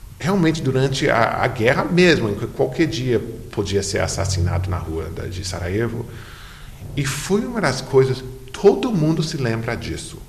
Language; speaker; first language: Portuguese; non-native, fluent; English